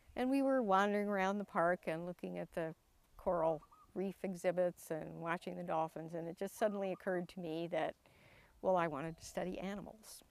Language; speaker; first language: English; native; English